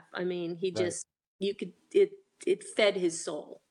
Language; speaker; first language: English; native; English